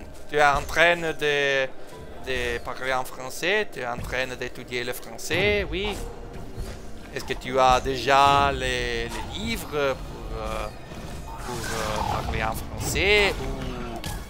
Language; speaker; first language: French; non-native, learner; Italian